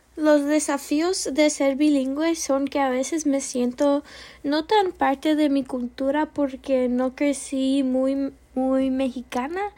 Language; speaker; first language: Spanish; early bilingual, heritage; Spanish